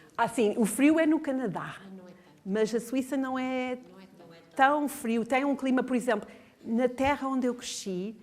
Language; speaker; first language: Portuguese; non-native, fluent; English